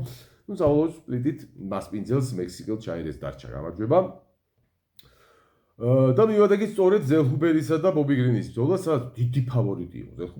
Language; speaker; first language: Georgian; native; Georgian